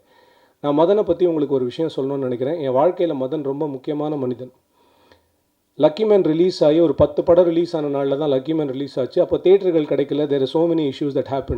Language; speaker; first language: Tamil; native; Tamil